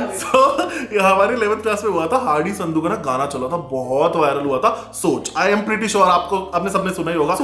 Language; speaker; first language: Hindi; native; Hindi